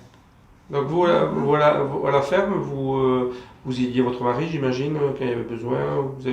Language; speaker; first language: French; native; French